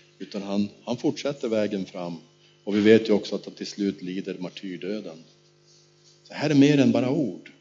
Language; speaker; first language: Swedish; native; Swedish